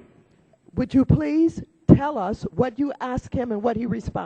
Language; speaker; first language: English; native; English